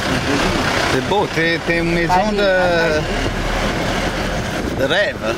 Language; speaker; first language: French; non-native, learner; Italian